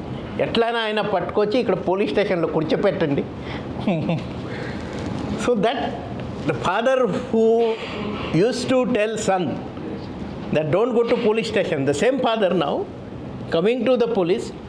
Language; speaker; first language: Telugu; non-native, fluent; Marathi